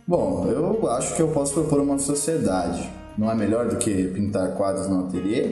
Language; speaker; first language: Portuguese; native; Portuguese